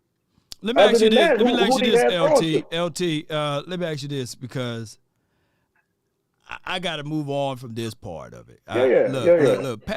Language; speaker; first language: English; native; English